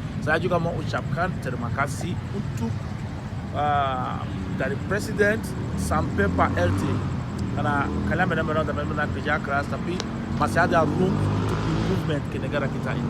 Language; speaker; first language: Indonesian; non-native, fluent; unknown